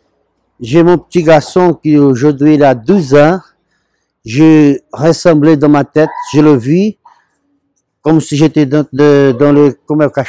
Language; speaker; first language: French; non-native, learner; Portuguese